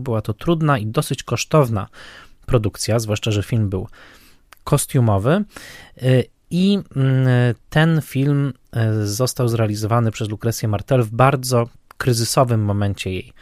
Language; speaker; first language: Polish; native; Polish